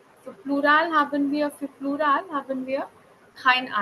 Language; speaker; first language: German; non-native, fluent; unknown